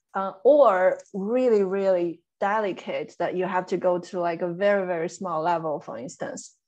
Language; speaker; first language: English; non-native, fluent; Chinese